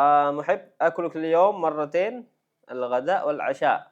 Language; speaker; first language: Arabic; non-native, fluent; Indonesian